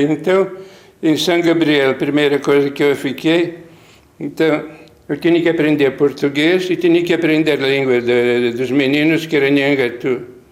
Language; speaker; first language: Portuguese; non-native, fluent; Lithuanian